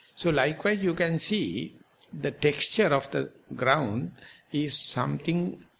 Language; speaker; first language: English; non-native, local second language; Sinhala